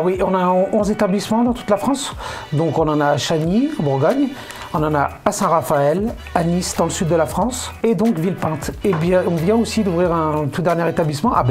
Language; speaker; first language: French; native; French